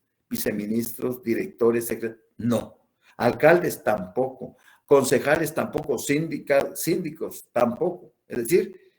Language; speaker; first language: Spanish; native; Spanish